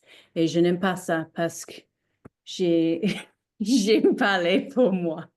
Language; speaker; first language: French; non-native, learner; English